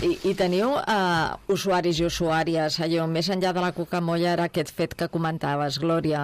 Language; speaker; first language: Catalan; native; Catalan